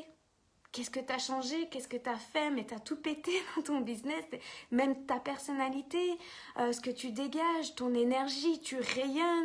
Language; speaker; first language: French; native; French